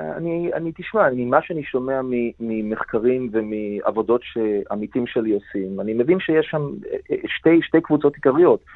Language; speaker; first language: Hebrew; native; Hebrew